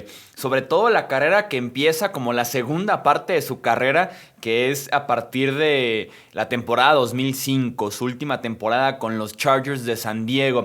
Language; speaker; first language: Spanish; native; Spanish